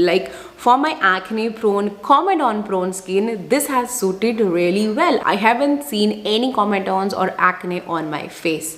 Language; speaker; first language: English; non-native, local second language; Hindi